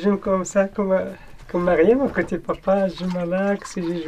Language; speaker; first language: French; non-native, learner; Arabic